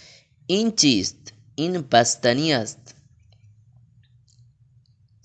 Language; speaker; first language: Persian; non-native, fluent; Urdu